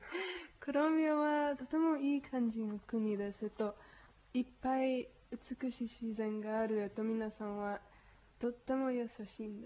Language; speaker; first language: Japanese; non-native, learner; Spanish